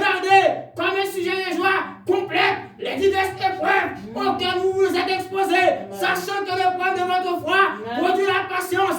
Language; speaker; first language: French; non-native, local second language; Haitian Creole